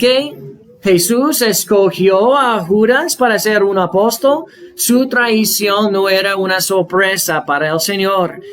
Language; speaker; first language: Spanish; non-native, fluent; English